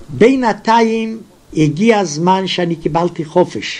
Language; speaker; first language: Hebrew; non-native, fluent; Yiddish